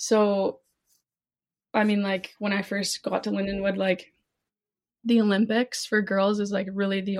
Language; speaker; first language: English; native; English